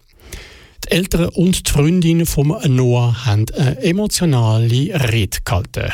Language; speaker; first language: German; native; German